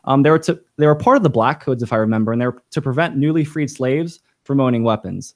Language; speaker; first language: English; native; English